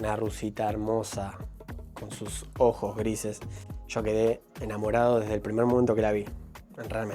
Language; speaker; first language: Spanish; native; Spanish